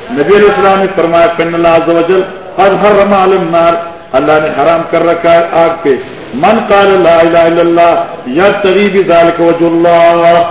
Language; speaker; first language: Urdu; non-native, local second language; Northern Hindko